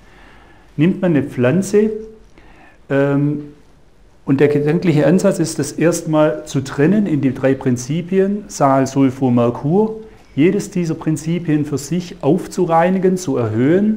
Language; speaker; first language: German; native; German